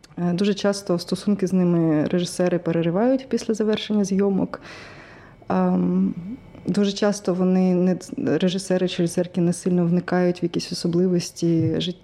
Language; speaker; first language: Ukrainian; native; Ukrainian